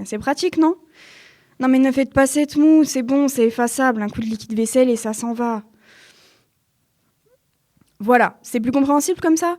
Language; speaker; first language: French; native; French